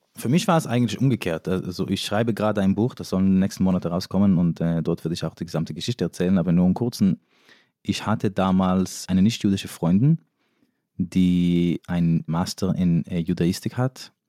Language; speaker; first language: German; non-native, fluent; Yiddish